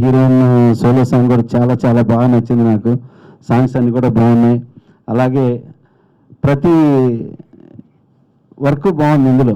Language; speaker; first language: Telugu; native; Telugu